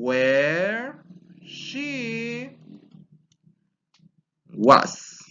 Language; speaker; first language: English; non-native, fluent; Spanish